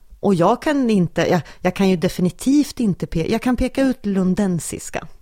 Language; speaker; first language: Swedish; native; Swedish